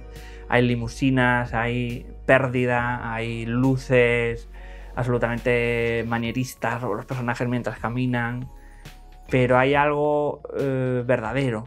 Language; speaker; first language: Spanish; native; Spanish